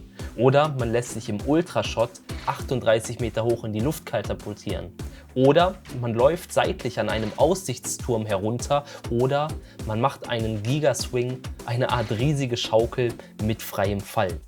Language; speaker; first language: German; native; German